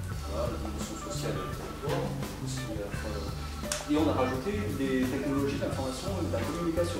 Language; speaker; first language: French; native; French